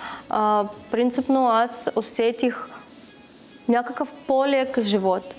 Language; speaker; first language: Bulgarian; non-native, learner; Russian